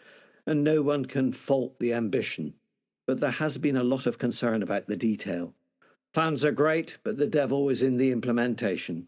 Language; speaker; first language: English; native; English